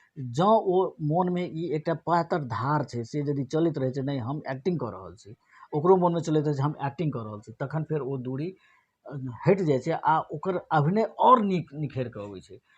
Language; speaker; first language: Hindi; non-native, local second language; Maithili